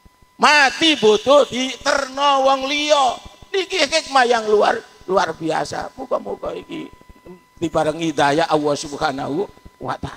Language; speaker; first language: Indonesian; non-native, local second language; Javanese